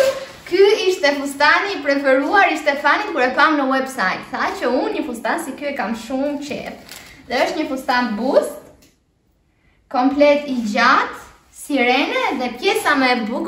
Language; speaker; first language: Albanian; early bilingual, heritage; Albanian